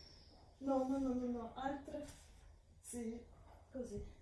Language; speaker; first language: Italian; non-native, learner; Russian